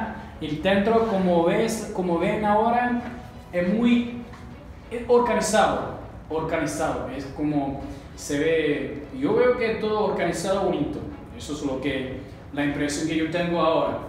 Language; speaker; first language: Spanish; non-native, learner; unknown